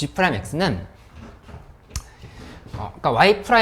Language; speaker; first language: Korean; native; Korean